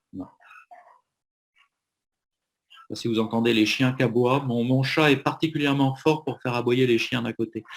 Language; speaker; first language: French; native; French